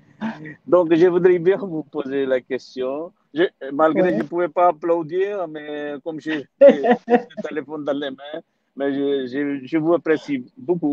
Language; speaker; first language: French; non-native, learner; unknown